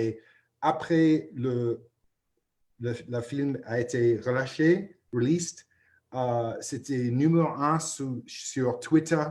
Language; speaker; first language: French; non-native, fluent; English